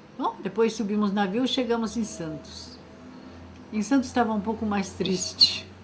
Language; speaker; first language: Portuguese; non-native, fluent; French